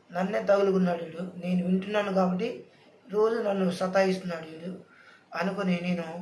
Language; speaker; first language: Telugu; non-native, local second language; Lambadi